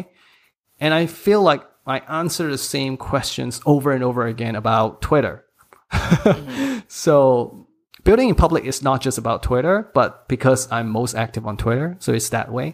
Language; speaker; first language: English; non-native, local second language; Cantonese